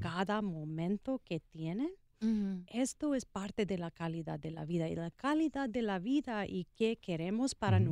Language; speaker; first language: Spanish; non-native, learner; English